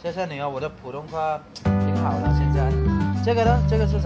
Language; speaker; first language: Chinese; non-native, learner; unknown